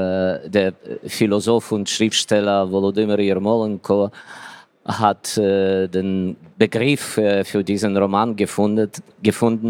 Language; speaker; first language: German; non-native, fluent; Ukrainian